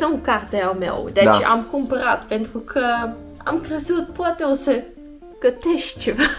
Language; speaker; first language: Romanian; non-native, learner; Dutch